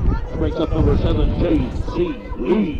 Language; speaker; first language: English; native; English